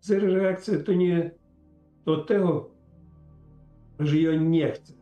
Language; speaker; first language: Polish; non-native, learner; Ukrainian